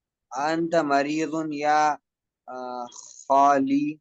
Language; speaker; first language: Arabic; non-native, learner; Urdu